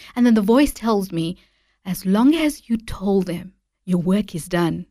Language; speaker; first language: English; native; English